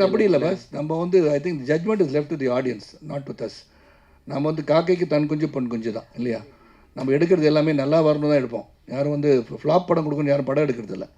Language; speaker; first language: Tamil; native; Tamil